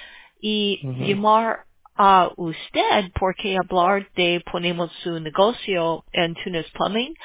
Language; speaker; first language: Spanish; non-native, learner; English